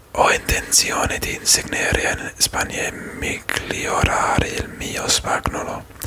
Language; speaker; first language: Italian; non-native, learner; English